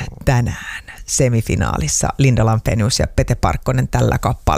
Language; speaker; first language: Finnish; native; Finnish